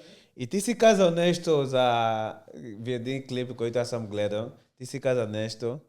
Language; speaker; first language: Bulgarian; non-native, learner; Portuguese